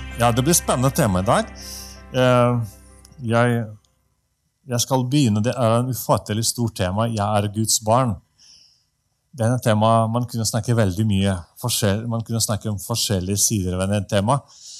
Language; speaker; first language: Norwegian; non-native, fluent; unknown